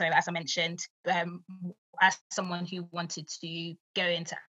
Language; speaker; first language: English; native; English